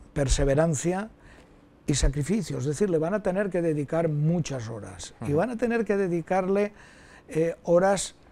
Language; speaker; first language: Spanish; native; Spanish